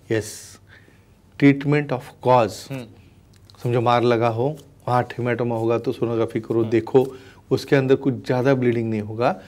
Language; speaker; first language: Hindi; non-native, local second language; Marathi